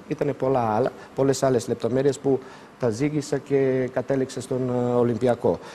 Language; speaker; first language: Greek; non-native, fluent; Serbian